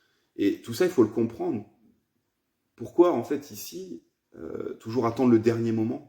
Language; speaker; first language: French; native; French